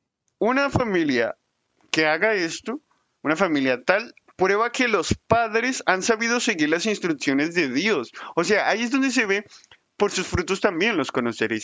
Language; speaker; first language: Spanish; native; Spanish